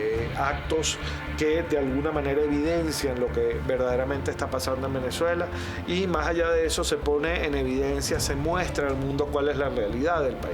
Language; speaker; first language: Spanish; native; Spanish